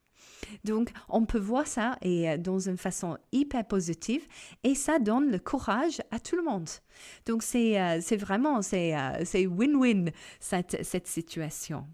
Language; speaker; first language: French; non-native, fluent; English